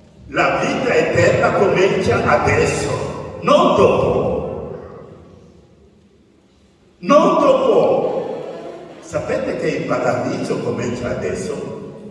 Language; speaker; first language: Italian; non-native, fluent; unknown